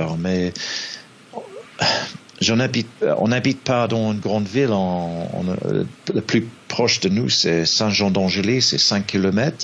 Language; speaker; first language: French; non-native, fluent; English